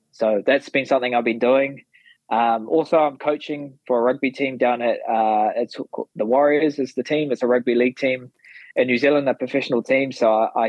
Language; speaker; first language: English; native; English